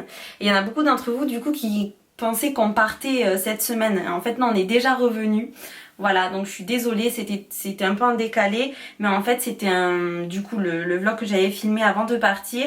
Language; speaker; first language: French; native; French